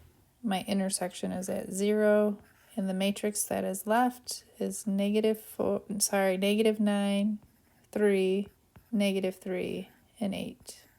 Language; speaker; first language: English; native; English